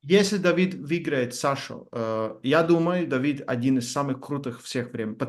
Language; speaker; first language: Russian; non-native, learner; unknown